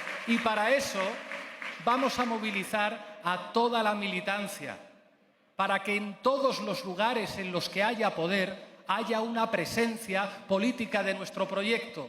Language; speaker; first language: Spanish; native; Spanish